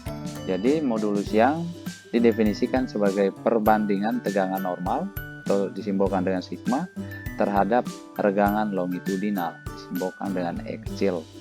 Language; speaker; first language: Indonesian; native; Indonesian